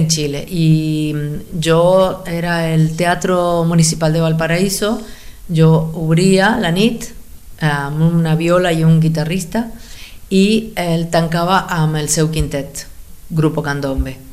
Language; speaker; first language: Catalan; non-native, fluent; Spanish